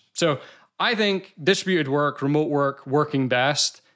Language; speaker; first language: English; native; English